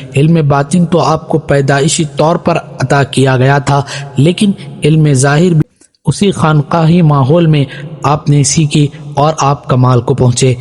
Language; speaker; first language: Urdu; native; Urdu